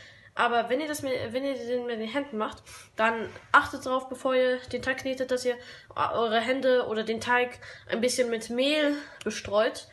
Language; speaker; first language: German; native; German